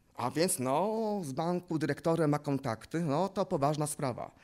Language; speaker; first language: Polish; native; Polish